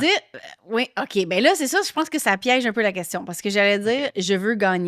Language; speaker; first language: French; native; French